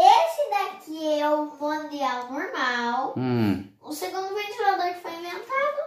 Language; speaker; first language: Portuguese; native; Portuguese